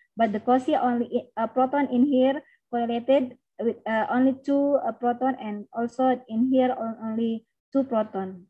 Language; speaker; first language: English; non-native, learner; Indonesian